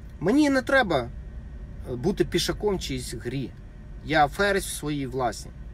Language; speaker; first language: Ukrainian; non-native, fluent; Russian